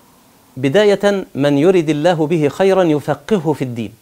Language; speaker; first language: Arabic; native; Arabic